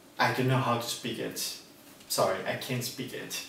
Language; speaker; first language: English; non-native, fluent; Italian